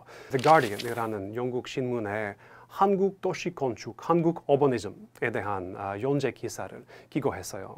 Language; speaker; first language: Korean; non-native, fluent; English